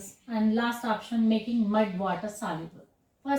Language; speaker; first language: English; non-native, local second language; Kannada